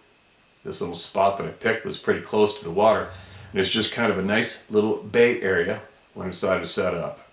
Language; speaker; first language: English; native; English